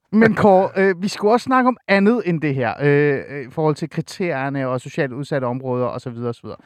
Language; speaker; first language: Danish; early bilingual, other home language; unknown